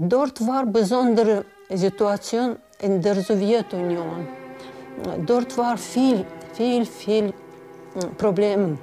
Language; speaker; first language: German; non-native, learner; Hebrew